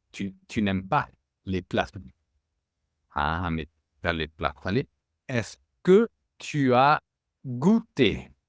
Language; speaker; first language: French; non-native, fluent; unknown